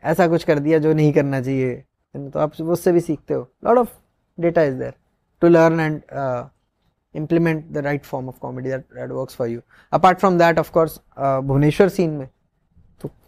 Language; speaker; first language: Hindi; non-native, local second language; Odia